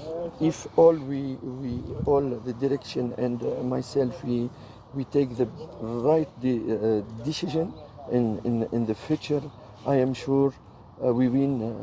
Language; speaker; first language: English; non-native, learner; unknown